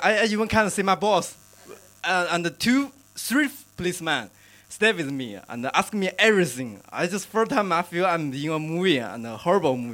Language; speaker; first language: English; non-native, learner; Chinese